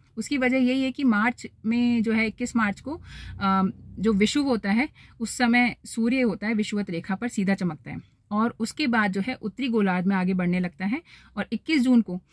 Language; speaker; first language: Hindi; native; Hindi